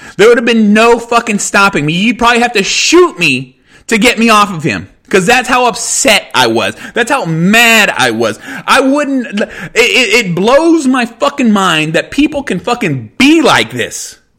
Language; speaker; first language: English; early bilingual, other home language; Spanish